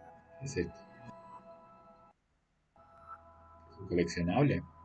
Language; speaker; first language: Spanish; native; Spanish